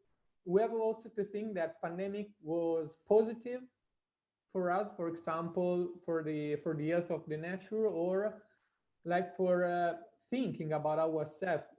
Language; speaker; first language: English; non-native, fluent; Italian